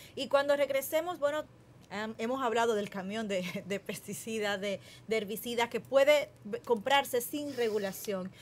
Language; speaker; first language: Spanish; native; Spanish